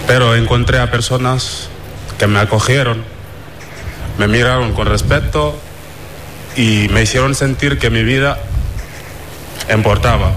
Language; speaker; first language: Spanish; non-native, fluent; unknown